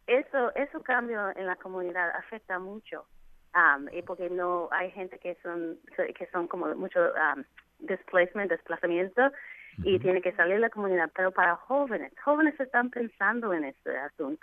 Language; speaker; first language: Spanish; non-native, fluent; English